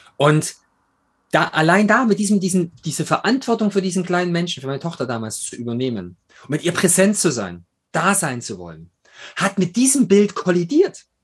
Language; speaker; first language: German; native; German